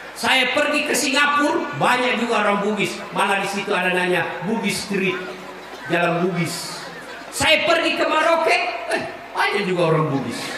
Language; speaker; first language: Indonesian; non-native, local second language; Buginese